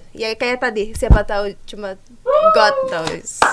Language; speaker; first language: Indonesian; non-native, fluent; Portuguese